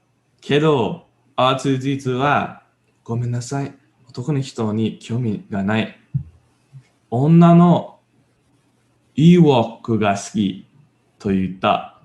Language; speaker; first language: Japanese; non-native, learner; English